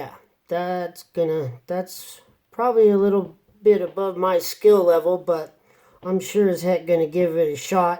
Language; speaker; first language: English; native; English